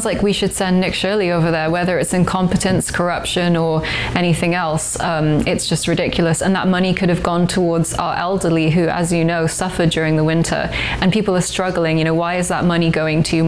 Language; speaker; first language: English; native; English